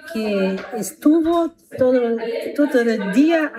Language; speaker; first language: Spanish; non-native, learner; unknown